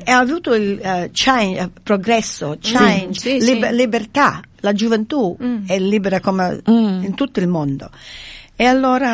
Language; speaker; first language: Italian; non-native, fluent; English